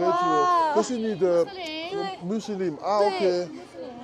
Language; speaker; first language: Chinese; non-native, learner; French